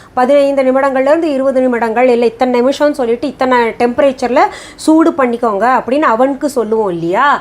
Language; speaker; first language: Tamil; non-native, fluent; Hindi